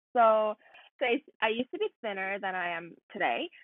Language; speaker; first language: English; native; English